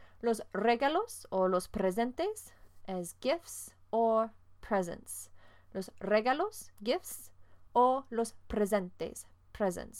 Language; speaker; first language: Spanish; non-native, fluent; English